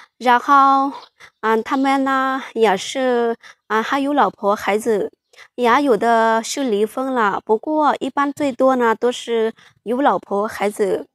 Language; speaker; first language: Chinese; non-native, fluent; Hmong